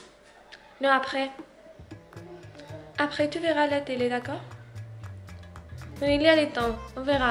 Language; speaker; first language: French; non-native, learner; Spanish